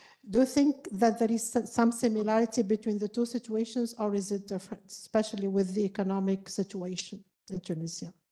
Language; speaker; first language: English; non-native, fluent; Arabic